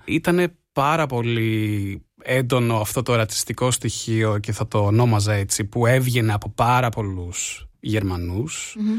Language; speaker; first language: Greek; early bilingual, heritage; Greek